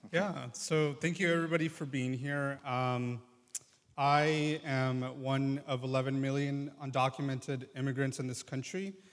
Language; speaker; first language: English; early bilingual, other home language; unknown